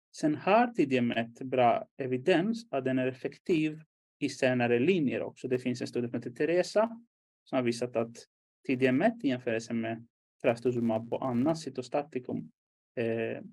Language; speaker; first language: Swedish; non-native, fluent; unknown